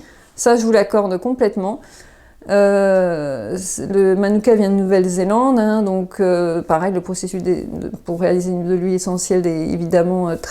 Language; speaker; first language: French; native; French